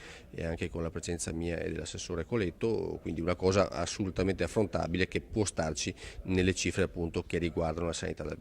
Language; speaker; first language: Italian; native; Italian